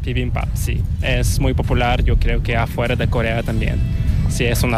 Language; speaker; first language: Spanish; non-native, fluent; Korean